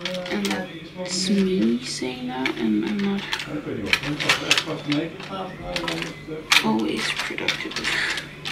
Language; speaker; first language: English; non-native, fluent; Dutch